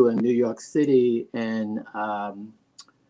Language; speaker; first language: English; native; English